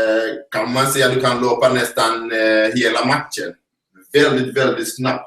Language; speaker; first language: Swedish; non-native, fluent; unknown